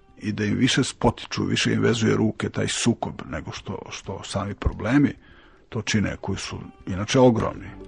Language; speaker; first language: Serbian; native; Serbian